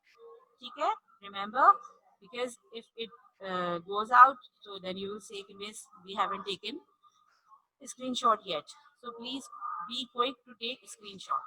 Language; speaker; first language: English; non-native, local second language; Urdu